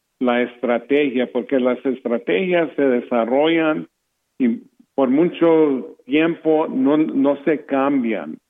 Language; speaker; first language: Spanish; early bilingual, heritage; English